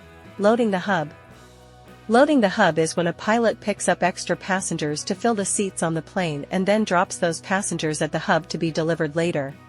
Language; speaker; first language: English; native; English